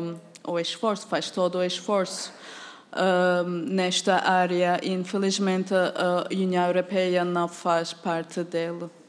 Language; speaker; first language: Portuguese; non-native, fluent; Turkish